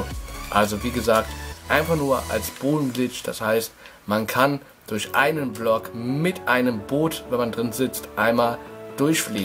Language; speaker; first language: German; native; German